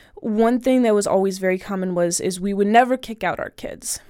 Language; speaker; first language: English; native; English